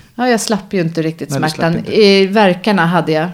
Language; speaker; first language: Swedish; native; Swedish